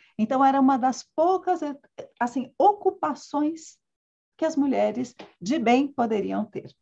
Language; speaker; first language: Portuguese; early bilingual, other home language; Spanish